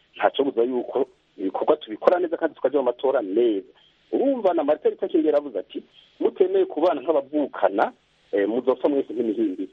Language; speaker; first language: Rundi; native; Rundi